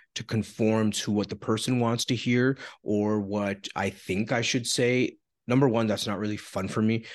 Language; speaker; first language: English; native; English